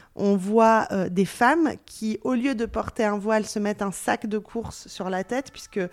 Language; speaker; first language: French; native; French